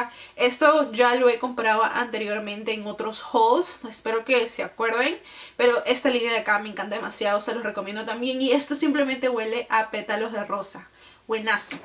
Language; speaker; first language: Spanish; native; Spanish